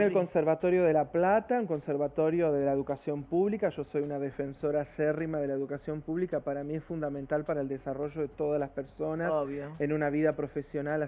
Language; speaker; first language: Spanish; early bilingual, other home language; Portuguese